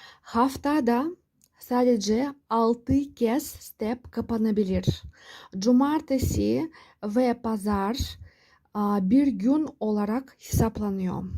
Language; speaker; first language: Turkish; non-native, fluent; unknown